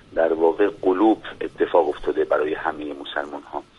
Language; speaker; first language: Persian; non-native, fluent; Spanish